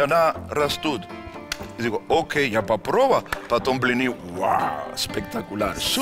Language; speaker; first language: Russian; non-native, learner; Spanish